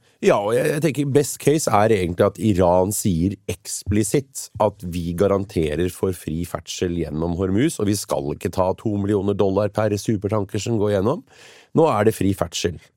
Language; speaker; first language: Norwegian; native; Norwegian